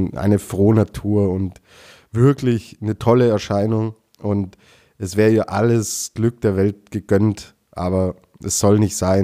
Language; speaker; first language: German; native; German